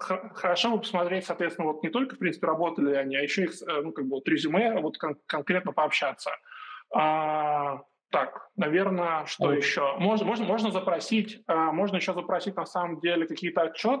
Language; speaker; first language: Russian; native; Russian